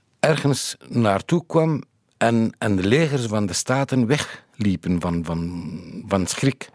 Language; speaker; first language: Dutch; non-native, fluent; Kurdish